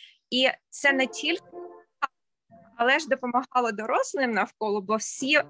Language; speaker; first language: Ukrainian; non-native, local second language; Russian